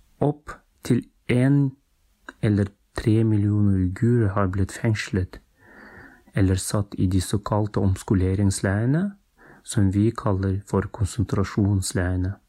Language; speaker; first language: Norwegian; non-native, fluent; Uyghur